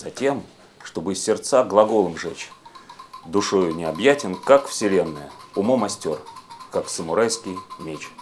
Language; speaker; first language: Russian; native; Russian